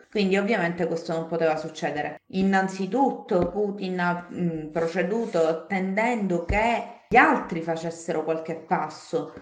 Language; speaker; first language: Italian; native; Italian